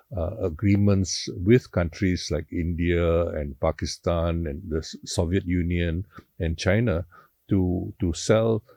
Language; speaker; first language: English; non-native, local second language; Tamil